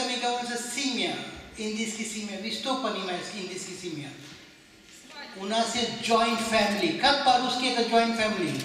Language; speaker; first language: Russian; non-native, learner; Hindi